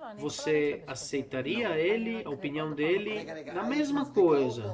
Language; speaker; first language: Portuguese; non-native, fluent; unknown